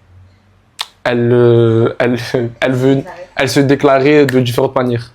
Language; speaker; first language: French; native; French